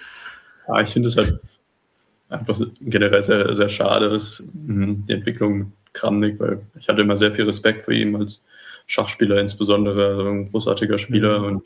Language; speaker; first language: German; native; German